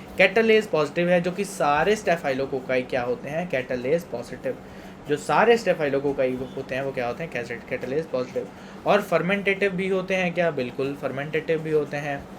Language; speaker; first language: Hindi; non-native, local second language; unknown